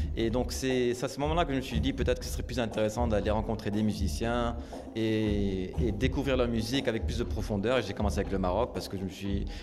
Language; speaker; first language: French; non-native, local second language; Arabic